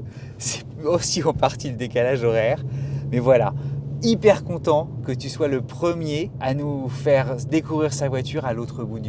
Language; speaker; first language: French; native; French